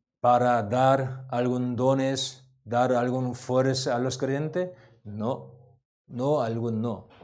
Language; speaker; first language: Spanish; non-native, learner; Korean